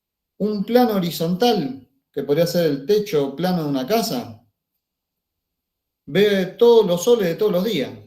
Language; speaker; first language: Spanish; native; Spanish